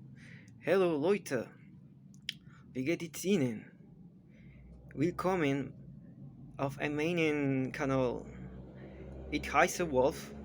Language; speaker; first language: German; non-native, learner; Spanish